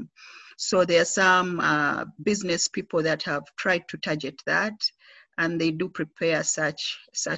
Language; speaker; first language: English; non-native, local second language; Ganda